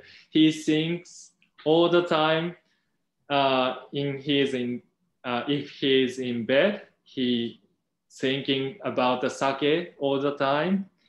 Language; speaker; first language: English; non-native, fluent; Japanese